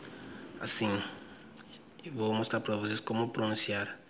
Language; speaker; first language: Portuguese; non-native, fluent; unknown